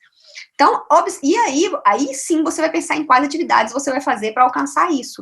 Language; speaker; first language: Portuguese; native; Portuguese